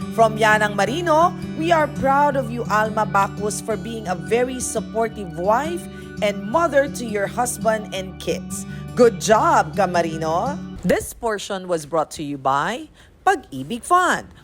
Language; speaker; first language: English; non-native, local second language; Filipino